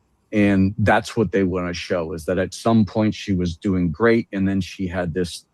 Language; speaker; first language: English; native; English